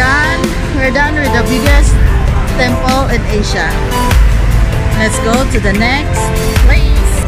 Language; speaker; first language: English; non-native, local second language; Filipino